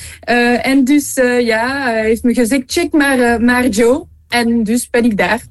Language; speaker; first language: Dutch; non-native, local second language; French